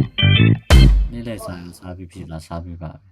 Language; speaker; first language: Burmese; native; Burmese